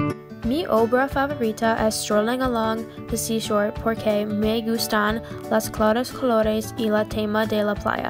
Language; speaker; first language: Spanish; non-native, learner; English